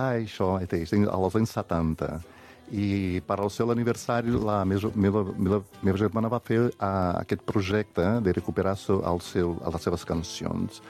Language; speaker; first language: Catalan; non-native, fluent; Portuguese